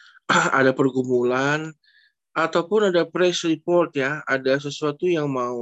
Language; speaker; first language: Indonesian; native; Indonesian